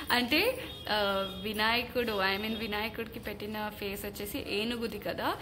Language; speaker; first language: Telugu; non-native, local second language; Marathi